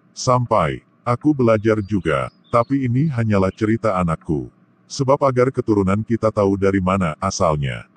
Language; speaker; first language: Indonesian; non-native, local second language; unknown